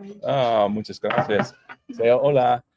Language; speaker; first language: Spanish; non-native, learner; English